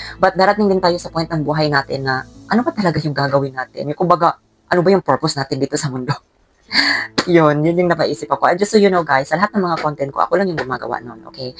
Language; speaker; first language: Filipino; non-native, local second language; Cebuano